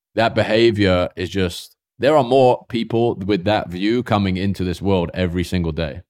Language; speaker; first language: English; native; English